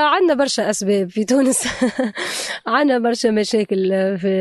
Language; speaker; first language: Arabic; native; Arabic